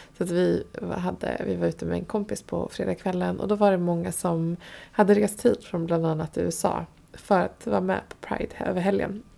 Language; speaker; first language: Swedish; native; Swedish